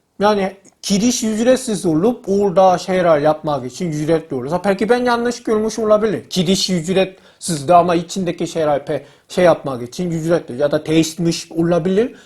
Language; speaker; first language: Turkish; non-native, learner; Korean